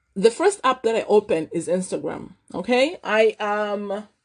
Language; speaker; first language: English; non-native, local second language; Nyanja